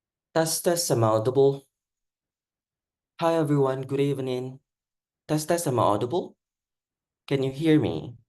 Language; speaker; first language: English; non-native, fluent; Indonesian